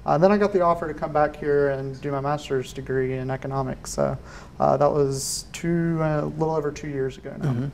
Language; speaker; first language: English; native; English